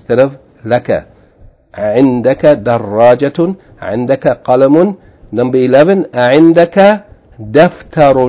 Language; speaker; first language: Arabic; non-native, fluent; English